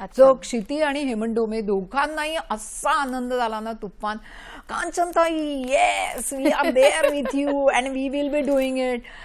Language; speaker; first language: Marathi; native; Marathi